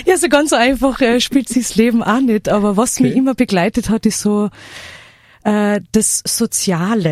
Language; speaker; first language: German; native; German